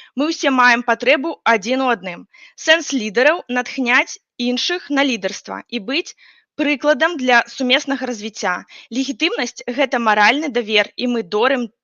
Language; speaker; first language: Belarusian; non-native, local second language; Russian